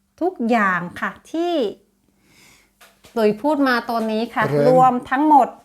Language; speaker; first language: Thai; native; Thai